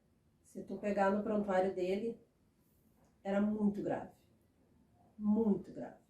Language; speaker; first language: Portuguese; native; Portuguese